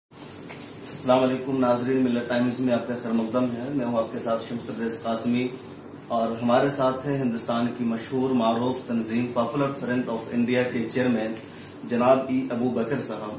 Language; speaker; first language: Hindi; native; Hindi